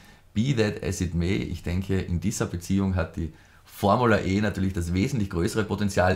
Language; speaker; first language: German; native; German